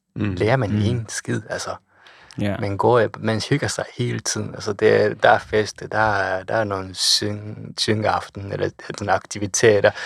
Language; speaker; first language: Danish; non-native, fluent; Japanese